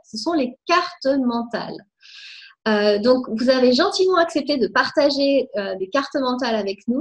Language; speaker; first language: French; native; French